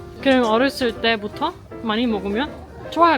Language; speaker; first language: Korean; non-native, fluent; German